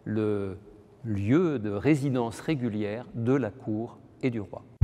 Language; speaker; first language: French; native; French